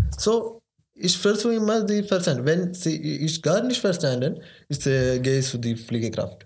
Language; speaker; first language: German; non-native, learner; Malayalam